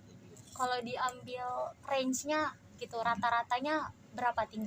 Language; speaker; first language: Malay; native; Malay